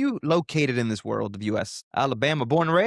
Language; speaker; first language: English; native; English